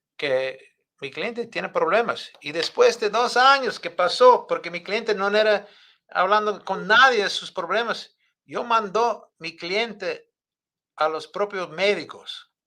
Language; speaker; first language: Spanish; non-native, fluent; Italian